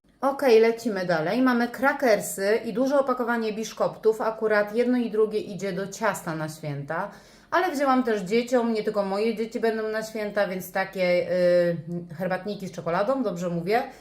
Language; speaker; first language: Polish; native; Polish